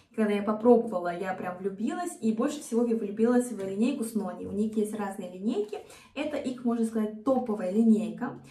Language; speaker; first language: Russian; non-native, fluent; Korean